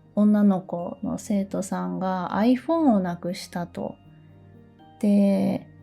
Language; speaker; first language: Japanese; native; Japanese